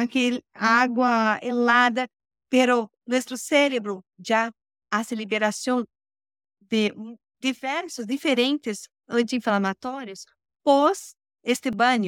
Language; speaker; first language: Spanish; non-native, learner; Portuguese